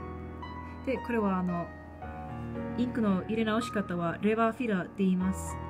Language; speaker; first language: Japanese; non-native, fluent; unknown